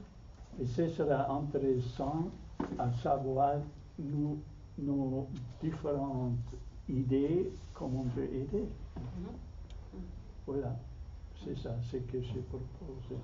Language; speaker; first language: French; non-native, fluent; German